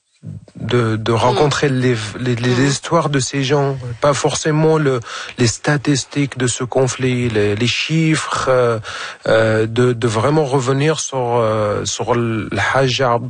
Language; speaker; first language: French; non-native, fluent; Arabic